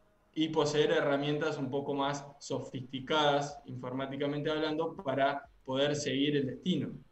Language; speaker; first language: Spanish; native; Spanish